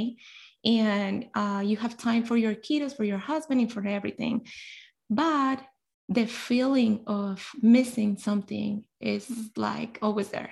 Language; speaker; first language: English; non-native, fluent; Spanish